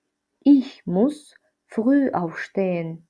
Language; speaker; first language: German; non-native, fluent; Azerbaijani